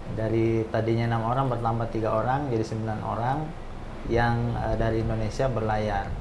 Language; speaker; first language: Indonesian; native; Indonesian